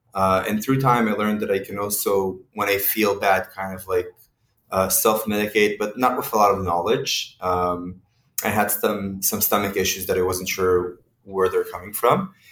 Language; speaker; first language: English; non-native, fluent; Hebrew